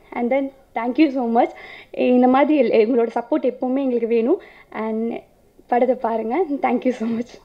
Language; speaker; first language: Tamil; non-native, fluent; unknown